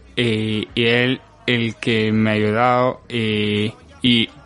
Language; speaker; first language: Spanish; non-native, fluent; Arabic